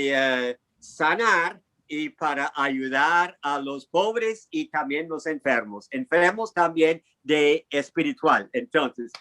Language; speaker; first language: Spanish; non-native, fluent; English